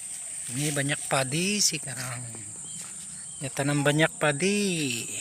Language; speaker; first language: Indonesian; non-native, learner; Filipino